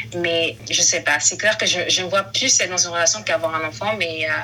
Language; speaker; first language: French; native; French